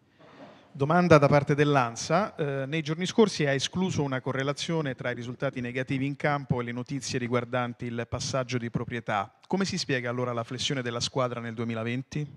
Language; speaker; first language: Italian; native; Italian